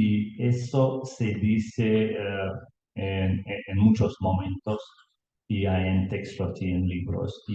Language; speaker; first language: Spanish; non-native, learner; Lithuanian